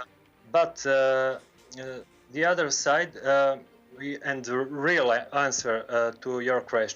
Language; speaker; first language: English; non-native, learner; Serbian